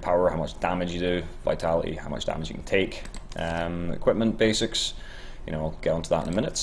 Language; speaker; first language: English; native; English